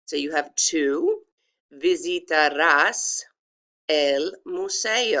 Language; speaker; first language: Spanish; non-native, fluent; English